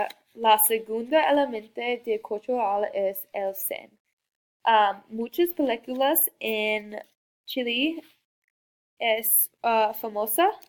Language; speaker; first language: Spanish; non-native, learner; English